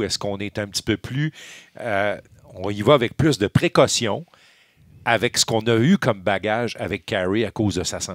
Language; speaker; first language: French; native; French